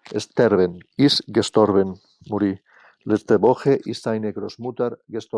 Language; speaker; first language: German; non-native, fluent; Catalan